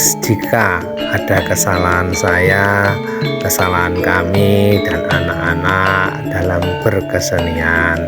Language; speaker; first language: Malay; non-native, local second language; Javanese